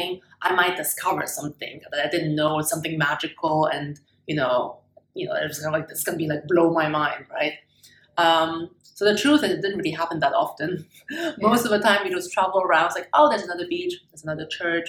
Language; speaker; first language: English; non-native, fluent; German